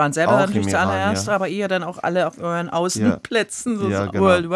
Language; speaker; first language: German; native; German